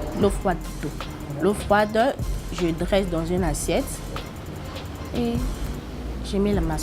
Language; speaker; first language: French; non-native, local second language; Lingala